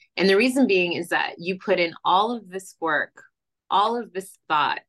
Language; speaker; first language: English; early bilingual, other home language; Spanish